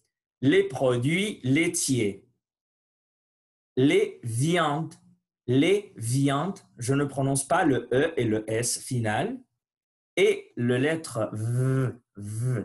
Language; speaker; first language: French; non-native, learner; Spanish